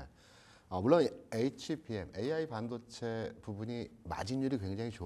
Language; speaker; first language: Korean; native; Korean